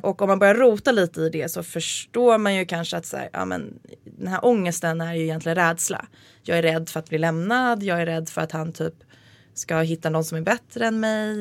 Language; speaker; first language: Swedish; native; Swedish